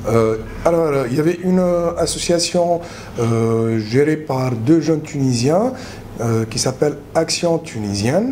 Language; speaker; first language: French; non-native, local second language; Arabic